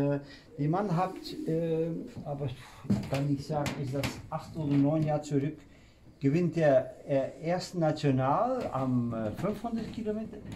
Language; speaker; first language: German; non-native, learner; Dutch